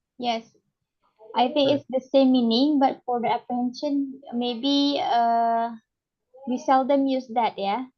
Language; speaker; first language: English; non-native, learner; Indonesian